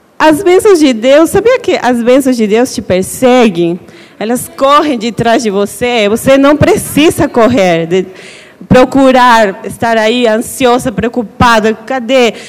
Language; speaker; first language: Portuguese; non-native, fluent; Spanish